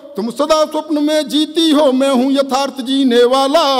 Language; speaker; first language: Hindi; native; Hindi